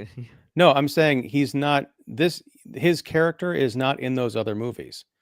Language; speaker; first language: English; native; English